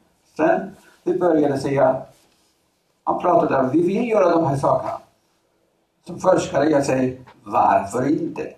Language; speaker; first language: Swedish; non-native, fluent; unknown